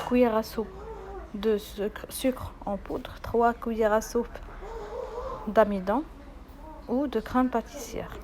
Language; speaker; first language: French; non-native, local second language; Arabic